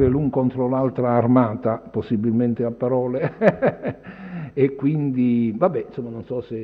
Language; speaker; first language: Italian; native; Italian